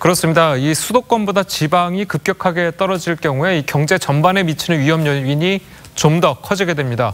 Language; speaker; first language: Korean; native; Korean